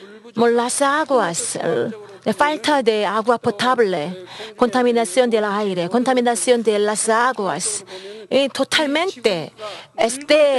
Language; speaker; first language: Spanish; non-native, learner; Korean